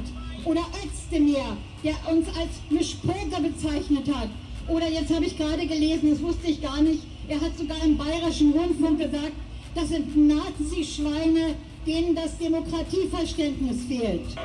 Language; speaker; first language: German; native; German